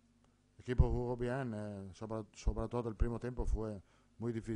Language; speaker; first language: Spanish; non-native, fluent; Italian